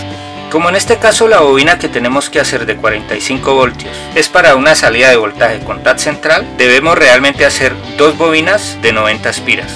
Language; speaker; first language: Spanish; native; Spanish